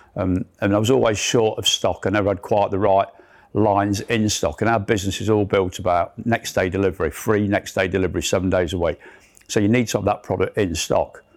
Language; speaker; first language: English; native; English